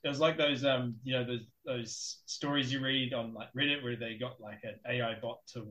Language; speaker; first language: English; native; English